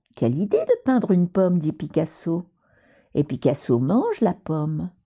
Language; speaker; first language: French; non-native, fluent; Russian